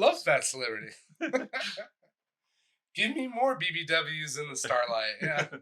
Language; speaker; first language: English; native; English